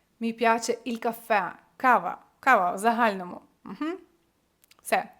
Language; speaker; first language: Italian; non-native, fluent; Ukrainian